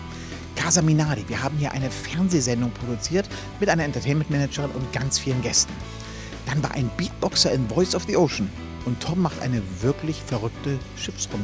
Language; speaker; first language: German; native; German